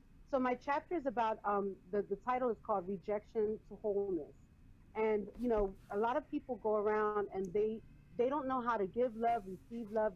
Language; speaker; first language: English; early bilingual, other home language; Spanish